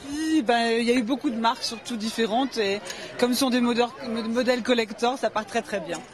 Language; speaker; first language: French; native; French